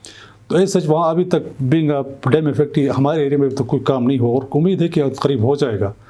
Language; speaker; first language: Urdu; non-native, local second language; Shina